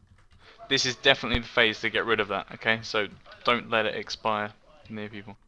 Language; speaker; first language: English; native; English